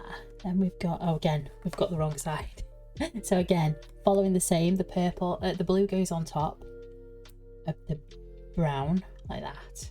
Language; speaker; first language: English; native; English